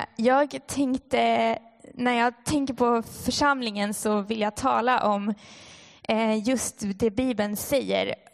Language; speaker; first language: Swedish; native; Swedish